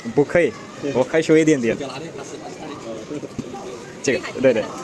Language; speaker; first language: Chinese; non-native, learner; Bangla